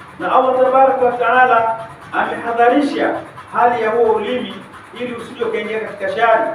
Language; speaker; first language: Swahili; native; Swahili